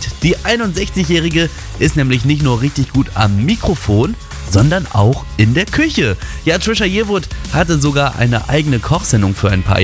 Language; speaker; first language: German; native; German